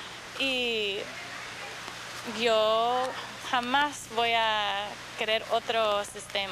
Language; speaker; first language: Spanish; non-native, fluent; English